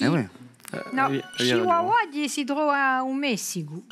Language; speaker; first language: French; non-native, local second language; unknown